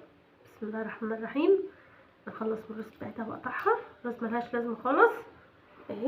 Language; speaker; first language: Arabic; native; Arabic